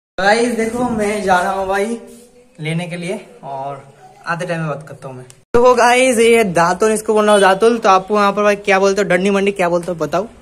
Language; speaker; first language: Hindi; non-native, local second language; Bangla